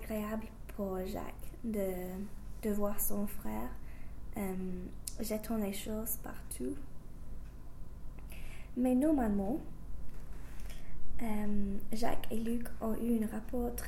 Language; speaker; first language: French; non-native, learner; English